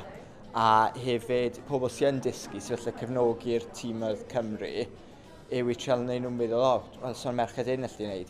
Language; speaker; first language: Welsh; native; Welsh